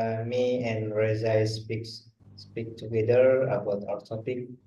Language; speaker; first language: English; non-native, learner; Indonesian